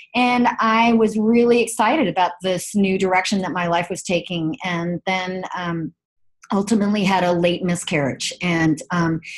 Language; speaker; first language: English; native; English